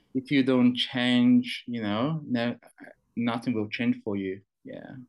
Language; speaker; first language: English; non-native, fluent; Chinese